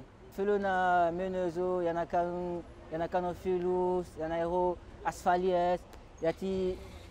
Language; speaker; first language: Greek; non-native, learner; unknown